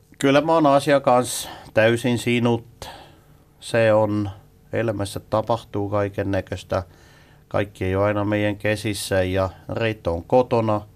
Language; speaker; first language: Finnish; non-native, fluent; Swiss German